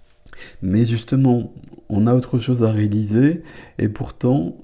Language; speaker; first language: French; native; French